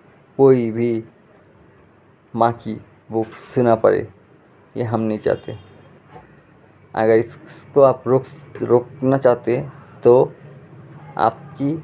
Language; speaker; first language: Hindi; non-native, fluent; Bangla